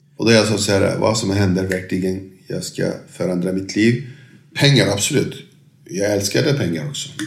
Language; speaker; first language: Swedish; non-native, fluent; Turkish